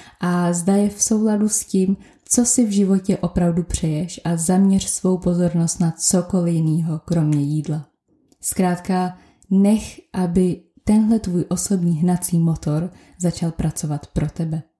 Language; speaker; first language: Czech; native; Czech